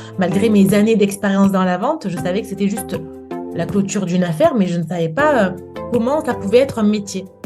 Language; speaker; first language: French; native; French